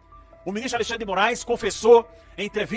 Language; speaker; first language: Portuguese; native; Portuguese